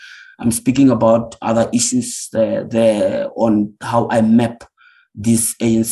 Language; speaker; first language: English; non-native, local second language; Northern Sotho